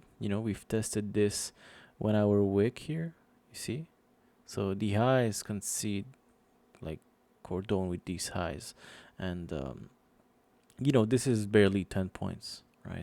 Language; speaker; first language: English; non-native, fluent; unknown